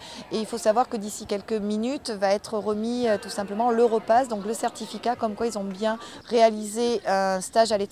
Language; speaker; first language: French; native; French